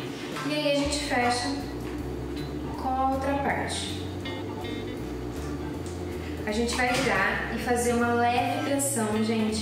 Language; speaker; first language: Portuguese; native; Portuguese